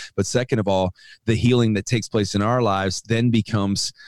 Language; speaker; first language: English; native; English